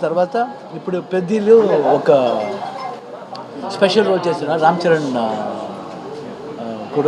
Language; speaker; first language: Telugu; non-native, learner; Kannada